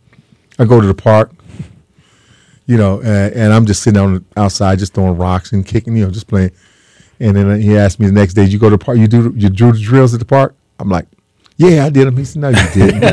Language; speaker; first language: English; native; English